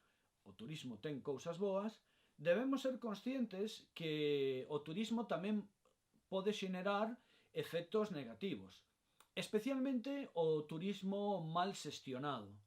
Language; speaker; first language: Galician; non-native, local second language; Spanish